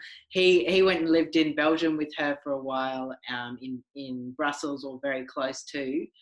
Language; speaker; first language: English; native; English